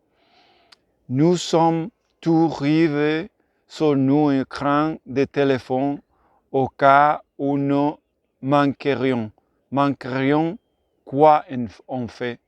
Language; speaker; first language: French; non-native, learner; Spanish